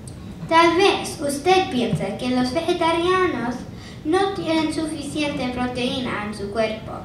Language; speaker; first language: Spanish; non-native, learner; English